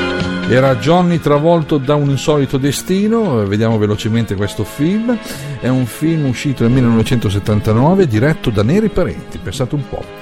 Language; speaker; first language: Italian; native; Italian